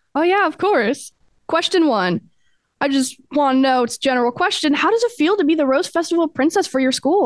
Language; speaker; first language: English; native; English